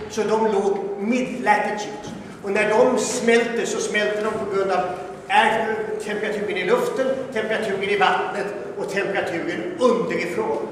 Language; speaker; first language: Swedish; native; Swedish